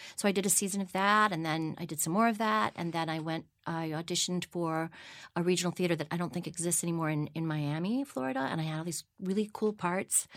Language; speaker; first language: English; native; English